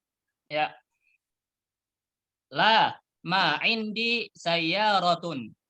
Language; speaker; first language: Arabic; non-native, fluent; Indonesian